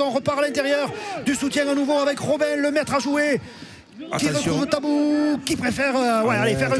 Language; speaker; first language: French; native; French